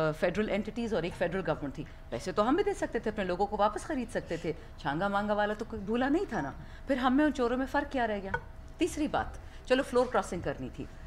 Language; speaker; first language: Urdu; non-native, local second language; Pashto